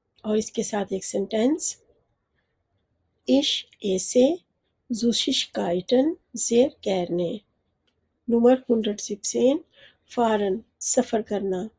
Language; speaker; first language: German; non-native, fluent; Urdu